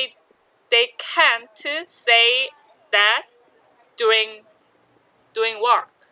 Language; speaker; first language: English; non-native, learner; Korean